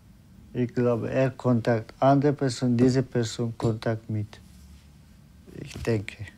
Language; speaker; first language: German; non-native, learner; Turkish